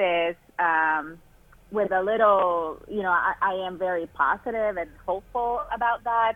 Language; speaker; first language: English; non-native, fluent; Spanish